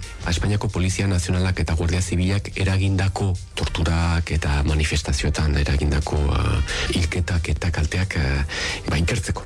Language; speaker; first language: Basque; native; Basque